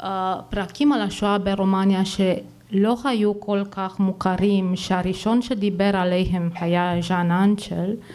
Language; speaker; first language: Hebrew; non-native, fluent; Romanian